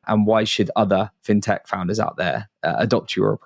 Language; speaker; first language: English; native; English